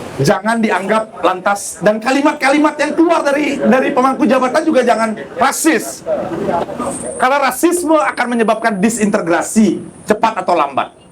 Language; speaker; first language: Indonesian; native; Indonesian